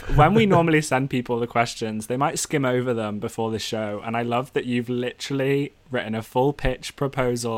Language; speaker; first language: English; native; English